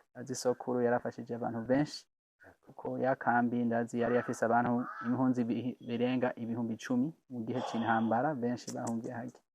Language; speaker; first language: Rundi; non-native, fluent; English